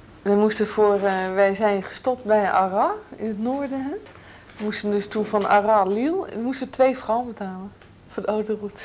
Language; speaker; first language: Dutch; native; Dutch